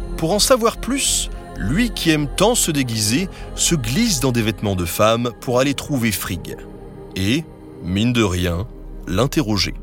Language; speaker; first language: French; native; French